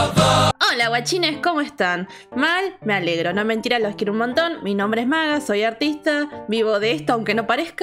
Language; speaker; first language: Spanish; native; Spanish